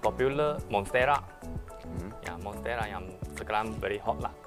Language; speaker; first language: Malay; non-native, local second language; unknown